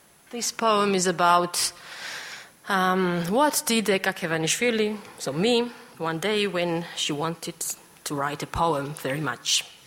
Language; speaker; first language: English; non-native, fluent; Georgian